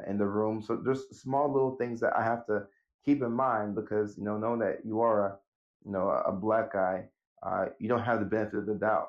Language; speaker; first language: English; native; English